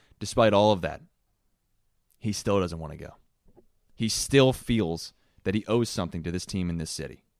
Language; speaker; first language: English; native; English